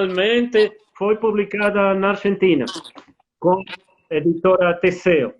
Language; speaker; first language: Portuguese; non-native, fluent; Spanish